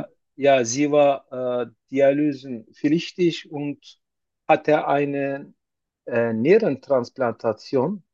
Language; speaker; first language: German; non-native, learner; Turkish